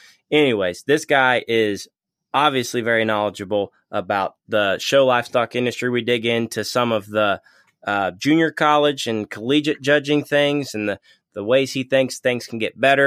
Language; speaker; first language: English; native; English